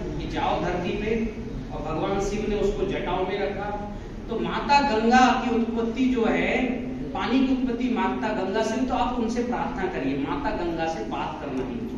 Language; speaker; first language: Hindi; non-native, local second language; Marathi